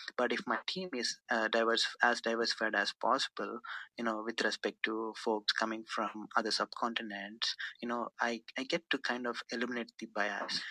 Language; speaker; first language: English; non-native, local second language; Telugu